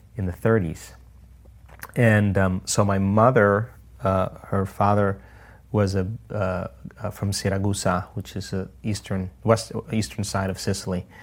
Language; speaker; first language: English; early bilingual, other home language; Italian